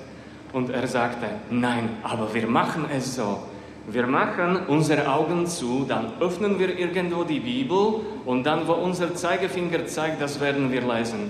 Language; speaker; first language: German; non-native, fluent; Slovak